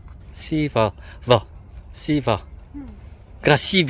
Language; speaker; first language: Russian; non-native, learner; Korean